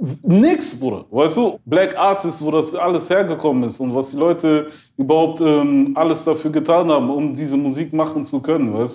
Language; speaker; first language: German; early bilingual, other home language; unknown